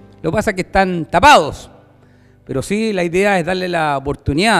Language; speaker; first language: Spanish; native; Spanish